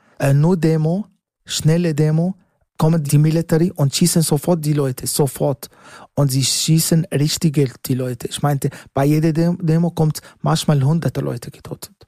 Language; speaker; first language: German; non-native, learner; Arabic